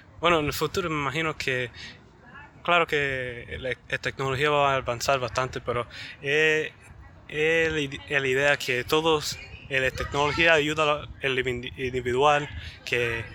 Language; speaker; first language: Spanish; early bilingual, heritage; Spanish